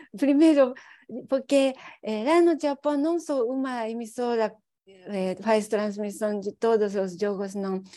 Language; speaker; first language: Portuguese; non-native, learner; Japanese